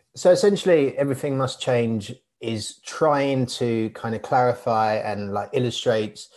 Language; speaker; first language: English; native; English